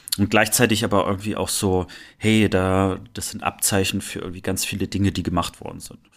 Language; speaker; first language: German; native; German